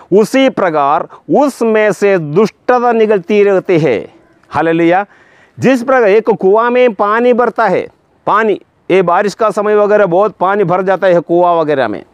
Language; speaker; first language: Hindi; non-native, local second language; Malayalam